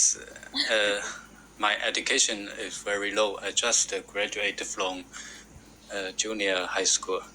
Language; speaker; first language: English; non-native, learner; Chinese